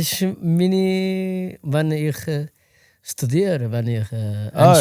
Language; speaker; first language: German; non-native, learner; Portuguese